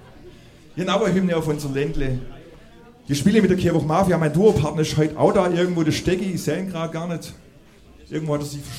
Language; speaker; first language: German; native; German